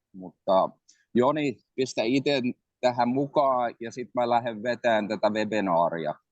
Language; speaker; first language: Finnish; early bilingual, heritage; Finnish